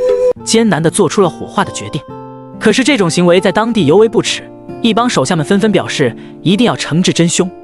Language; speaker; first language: Chinese; native; Chinese